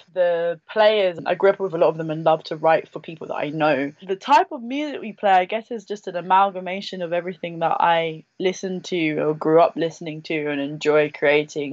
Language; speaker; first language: English; native; English